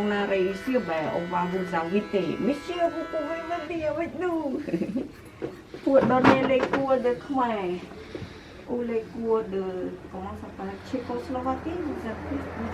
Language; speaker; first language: French; non-native, fluent; Khmer